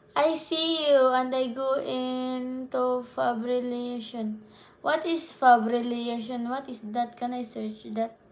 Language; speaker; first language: English; non-native, local second language; Cebuano